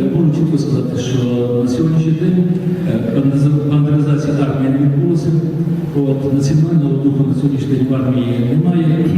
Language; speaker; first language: Ukrainian; native; Ukrainian